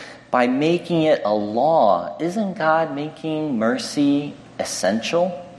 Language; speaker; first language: English; early bilingual, other home language; Chinese